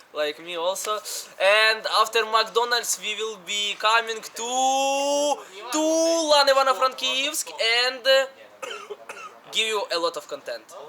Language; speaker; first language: English; non-native, learner; Ukrainian